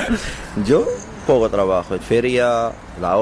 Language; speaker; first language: Spanish; non-native, learner; Arabic